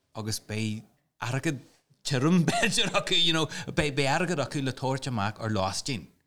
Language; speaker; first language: Irish; non-native, local second language; English